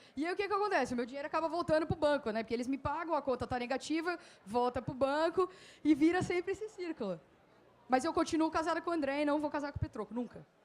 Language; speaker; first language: Portuguese; native; Portuguese